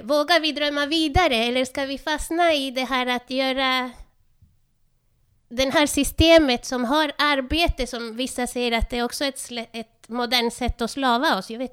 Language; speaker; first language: Swedish; non-native, fluent; Spanish